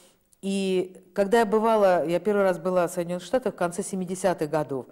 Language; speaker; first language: Russian; native; Russian